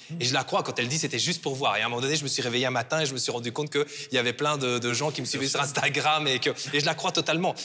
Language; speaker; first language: French; native; French